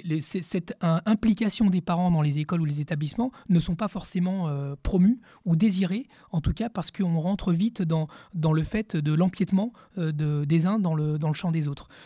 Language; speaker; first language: French; early bilingual, other home language; Spanish